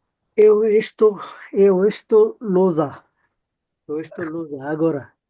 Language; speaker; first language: Portuguese; non-native, learner; Bangla